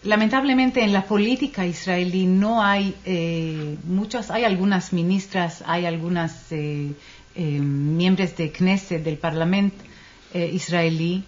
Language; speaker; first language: Spanish; non-native, fluent; Hebrew